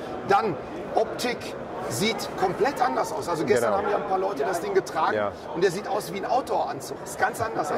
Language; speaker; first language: German; native; German